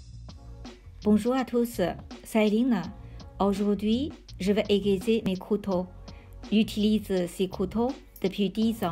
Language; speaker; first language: French; non-native, fluent; Chinese